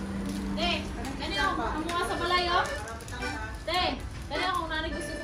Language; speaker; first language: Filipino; non-native, local second language; Cebuano